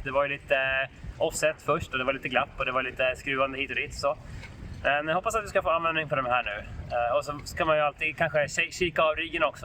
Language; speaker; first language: Swedish; native; Swedish